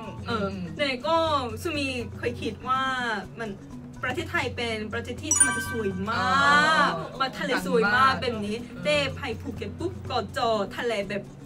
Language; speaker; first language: Thai; non-native, learner; Korean